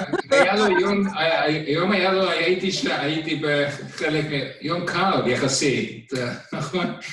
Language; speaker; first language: Hebrew; non-native, fluent; English